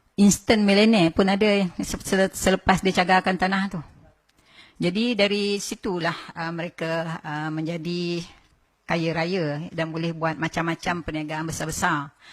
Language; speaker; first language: Malay; native; Malay